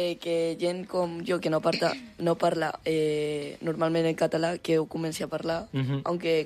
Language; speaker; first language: Catalan; non-native, local second language; Spanish